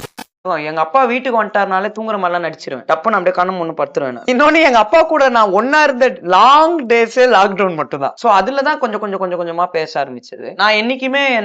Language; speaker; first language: Tamil; native; Tamil